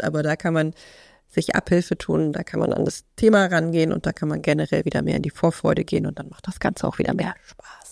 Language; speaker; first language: German; native; German